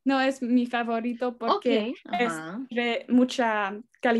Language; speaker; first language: Spanish; non-native, learner; English